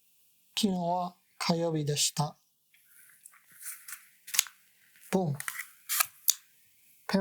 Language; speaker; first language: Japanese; non-native, learner; English